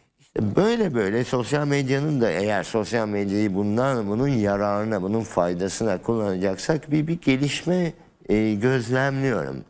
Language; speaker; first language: Turkish; native; Turkish